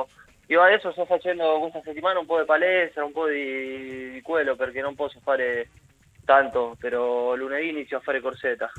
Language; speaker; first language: Italian; non-native, learner; Spanish